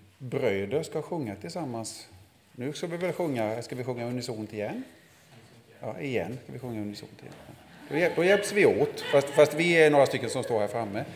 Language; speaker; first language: Swedish; native; Swedish